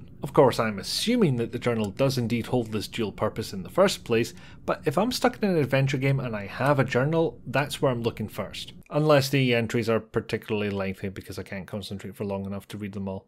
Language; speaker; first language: English; native; English